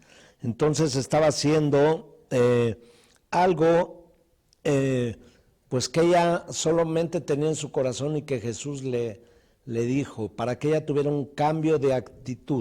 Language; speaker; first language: Spanish; native; Spanish